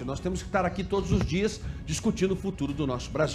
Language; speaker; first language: Portuguese; native; Portuguese